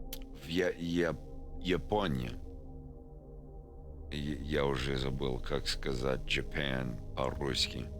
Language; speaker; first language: Russian; non-native, learner; English